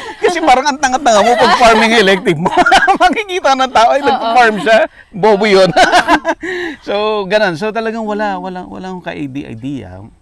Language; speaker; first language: Filipino; native; Filipino